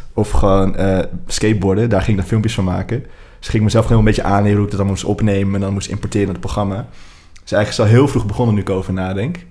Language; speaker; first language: Dutch; native; Dutch